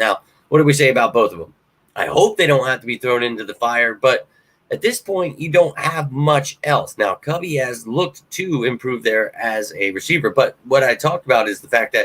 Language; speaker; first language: English; native; English